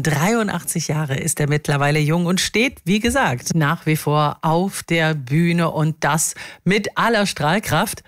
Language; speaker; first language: German; native; German